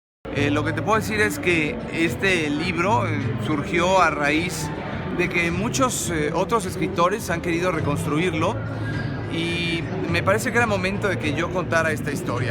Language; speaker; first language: Spanish; native; Spanish